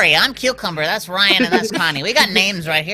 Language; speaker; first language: English; native; English